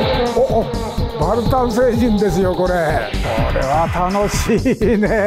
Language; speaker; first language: Japanese; native; Japanese